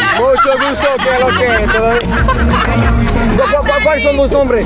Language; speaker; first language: Spanish; non-native, learner; French